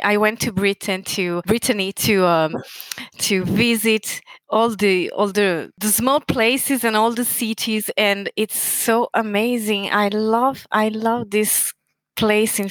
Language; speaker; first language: English; non-native, fluent; Italian